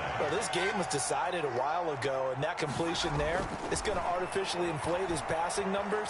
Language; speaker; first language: English; native; English